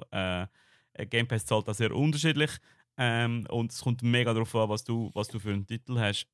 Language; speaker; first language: German; native; German